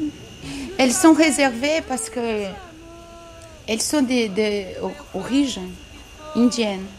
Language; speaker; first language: French; non-native, learner; Portuguese